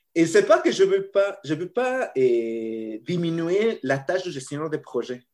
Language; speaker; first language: French; non-native, fluent; Spanish